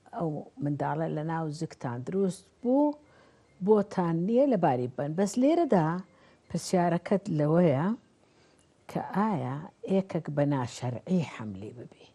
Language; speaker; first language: Central Kurdish; non-native, local second language; Kurdish